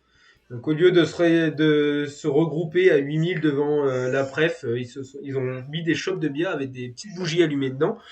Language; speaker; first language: French; native; French